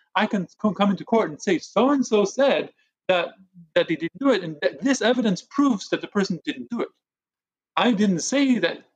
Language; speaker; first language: English; early bilingual, other home language; Hebrew